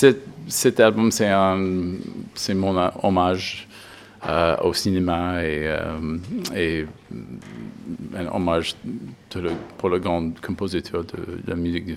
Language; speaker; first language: French; non-native, learner; English